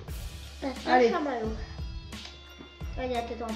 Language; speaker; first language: French; native; French